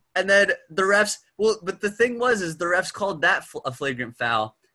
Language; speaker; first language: English; native; English